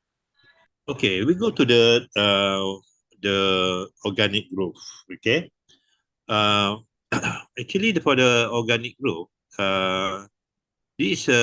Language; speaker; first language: English; non-native, local second language; Malay